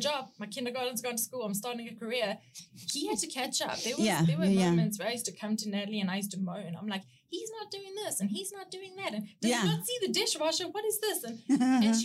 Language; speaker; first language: English; native; English